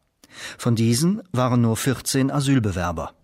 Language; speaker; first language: German; native; German